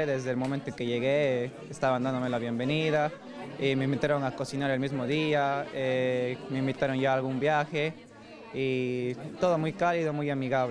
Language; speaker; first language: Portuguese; non-native, learner; Spanish